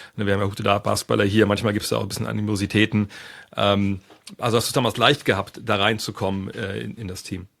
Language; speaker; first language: German; native; German